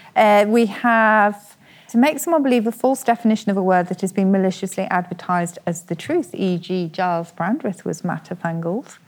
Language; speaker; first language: English; native; English